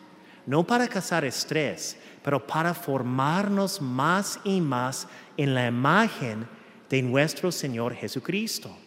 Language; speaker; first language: Spanish; non-native, fluent; English